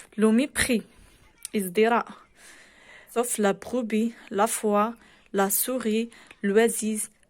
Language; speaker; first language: French; non-native, local second language; Arabic